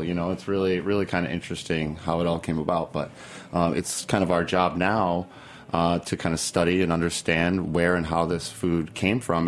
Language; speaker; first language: English; native; English